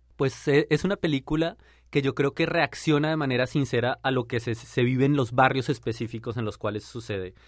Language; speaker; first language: Spanish; native; Spanish